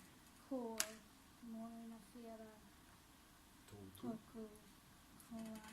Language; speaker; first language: Māori; non-native, learner; English